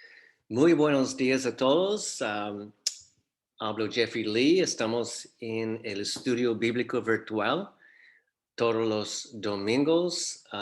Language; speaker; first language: Spanish; non-native, fluent; English